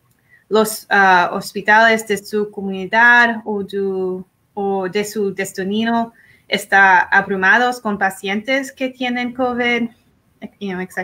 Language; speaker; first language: Spanish; non-native, learner; English